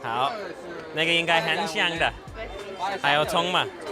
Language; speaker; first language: Chinese; non-native, learner; English